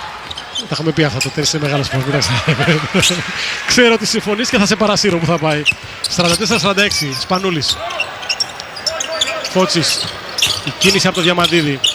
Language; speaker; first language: Greek; native; Greek